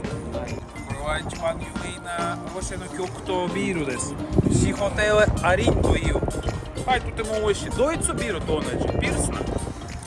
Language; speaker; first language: Japanese; non-native, learner; Russian